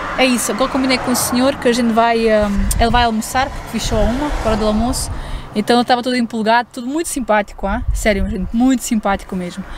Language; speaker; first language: Portuguese; non-native, fluent; Ukrainian